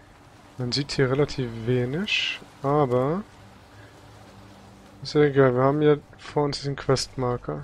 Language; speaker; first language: German; native; German